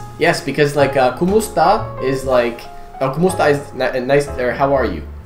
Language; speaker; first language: English; native; English